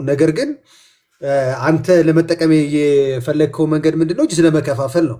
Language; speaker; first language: Amharic; native; Amharic